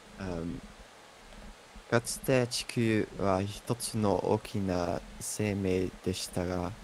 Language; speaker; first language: Japanese; non-native, learner; English